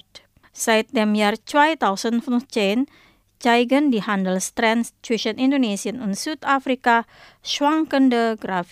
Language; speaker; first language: German; non-native, fluent; Indonesian